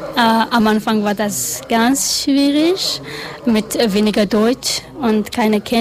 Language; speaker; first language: German; non-native, learner; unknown